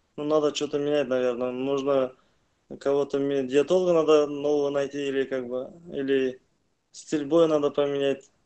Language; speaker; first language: Russian; non-native, local second language; Kazakh